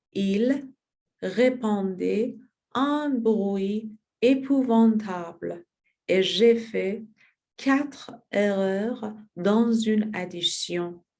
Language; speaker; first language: French; non-native, learner; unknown